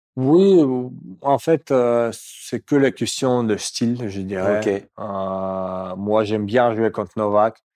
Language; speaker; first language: French; non-native, fluent; Russian